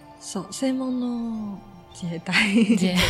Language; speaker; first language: Japanese; non-native, learner; Chinese